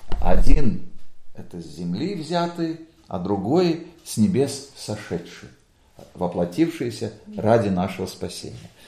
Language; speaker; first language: Russian; non-native, local second language; Latvian